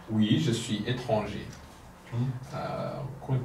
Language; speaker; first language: French; non-native, local second language; Kinyarwanda